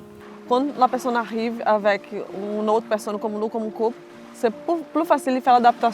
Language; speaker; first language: French; non-native, fluent; Portuguese